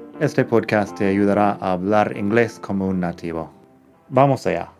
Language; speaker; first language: Spanish; non-native, fluent; English